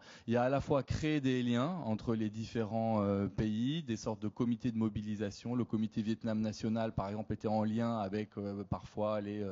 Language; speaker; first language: French; native; French